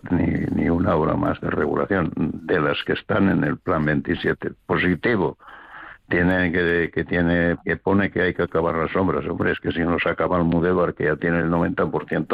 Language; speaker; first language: Spanish; native; Spanish